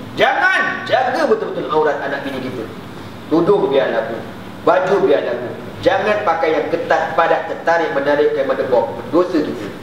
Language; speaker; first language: Malay; native; Malay